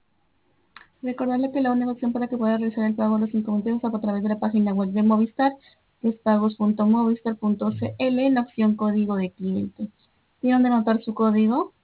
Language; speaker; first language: Spanish; native; Spanish